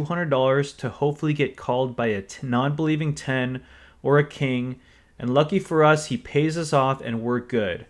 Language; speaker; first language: English; native; English